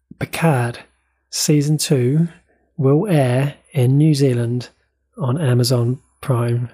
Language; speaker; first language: English; native; English